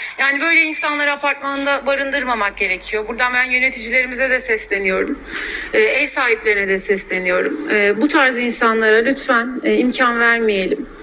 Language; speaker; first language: Turkish; native; Turkish